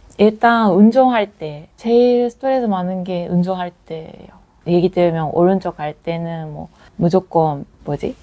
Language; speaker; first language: Korean; non-native, fluent; Japanese